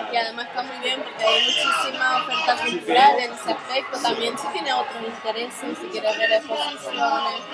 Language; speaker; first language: Spanish; early bilingual, other home language; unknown